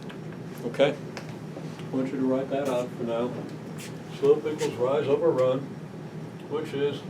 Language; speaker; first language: English; native; English